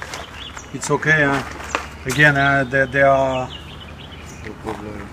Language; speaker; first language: English; non-native, learner; French